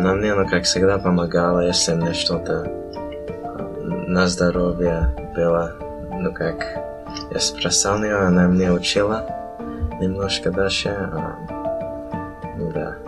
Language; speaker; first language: Russian; early bilingual, heritage; Russian